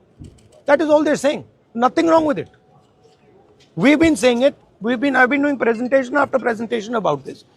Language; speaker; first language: English; non-native, local second language; Hindi